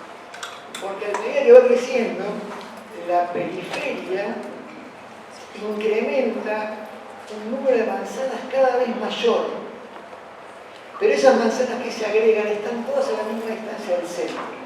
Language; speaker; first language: Spanish; native; Spanish